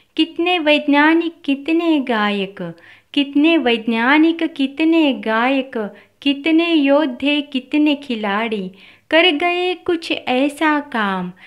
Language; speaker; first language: Hindi; non-native, local second language; Marathi